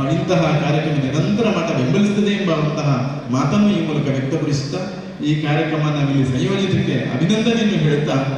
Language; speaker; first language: Kannada; non-native, local second language; Tulu